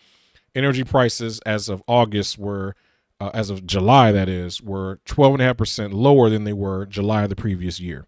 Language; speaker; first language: English; native; English